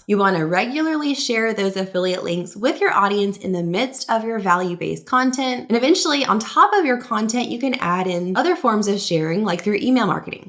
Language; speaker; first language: English; native; English